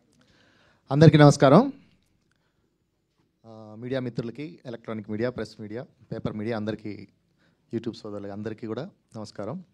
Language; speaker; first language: Telugu; non-native, fluent; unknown